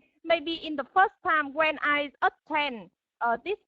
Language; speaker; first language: English; non-native, learner; Vietnamese